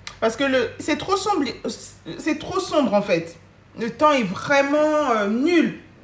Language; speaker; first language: French; early bilingual, other home language; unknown